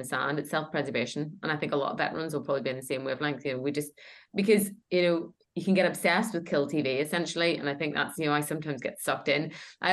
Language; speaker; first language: English; native; English